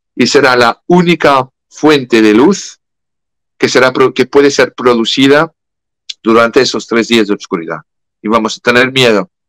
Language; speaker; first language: Spanish; non-native, fluent; French